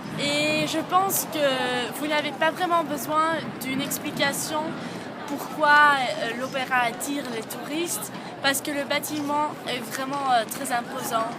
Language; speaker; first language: French; non-native, learner; Dutch